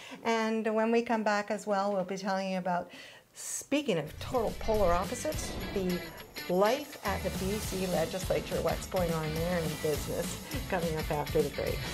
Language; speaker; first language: English; native; English